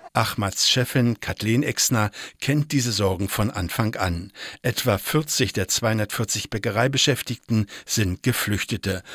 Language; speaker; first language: German; native; German